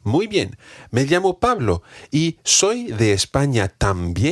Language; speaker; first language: Spanish; non-native, fluent; English